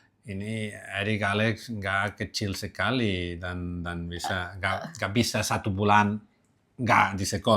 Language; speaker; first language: Indonesian; non-native, learner; Catalan